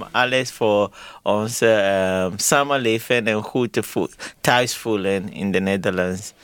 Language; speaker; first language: Dutch; non-native, learner; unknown